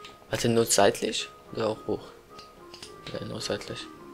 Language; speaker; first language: German; native; German